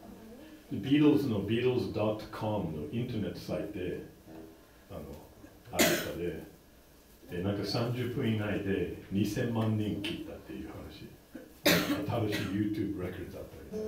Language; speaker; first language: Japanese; non-native, fluent; English